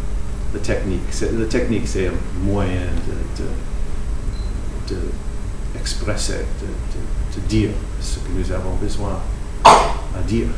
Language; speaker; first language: French; non-native, fluent; English